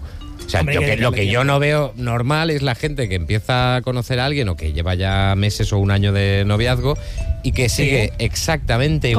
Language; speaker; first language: Spanish; native; Spanish